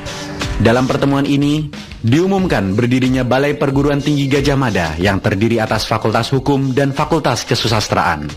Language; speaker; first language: Indonesian; native; Indonesian